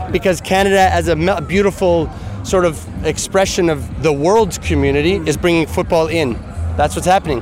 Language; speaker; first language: English; native; English